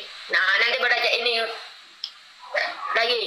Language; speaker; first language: Indonesian; non-native, learner; Vietnamese